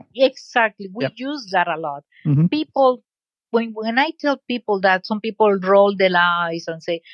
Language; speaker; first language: English; non-native, fluent; Spanish